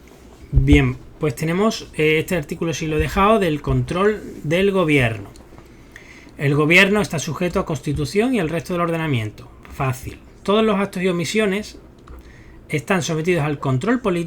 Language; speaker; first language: Spanish; native; Spanish